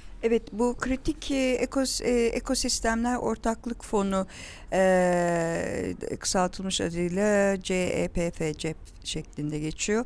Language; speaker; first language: Turkish; native; Turkish